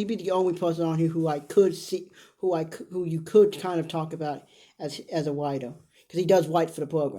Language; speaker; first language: English; native; English